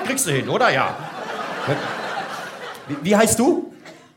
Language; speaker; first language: German; native; German